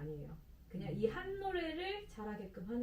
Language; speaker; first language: Korean; native; Korean